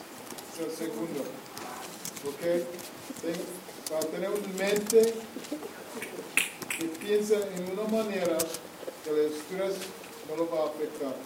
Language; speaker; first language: Spanish; non-native, fluent; English